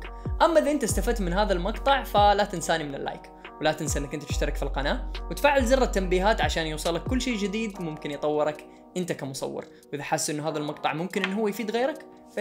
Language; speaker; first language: Arabic; native; Arabic